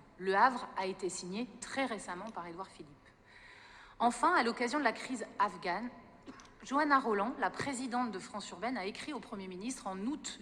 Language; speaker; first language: French; native; French